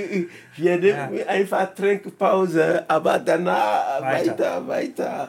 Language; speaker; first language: German; non-native, learner; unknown